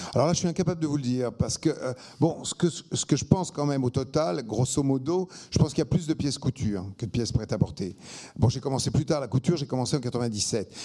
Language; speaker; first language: French; native; French